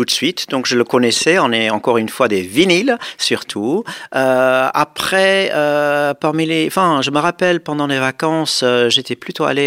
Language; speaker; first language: French; non-native, fluent; Dutch